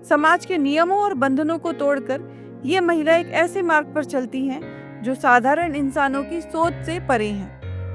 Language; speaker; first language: Hindi; native; Hindi